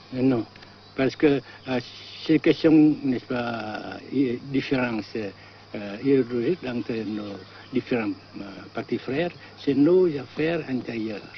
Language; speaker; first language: French; non-native, local second language; Vietnamese